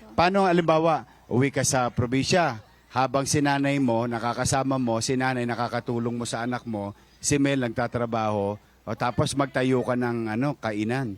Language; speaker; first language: Filipino; native; Filipino